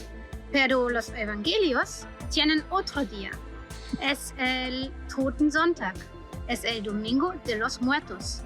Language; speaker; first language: Spanish; non-native, fluent; German